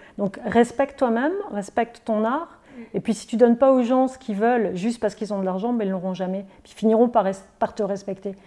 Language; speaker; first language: French; native; French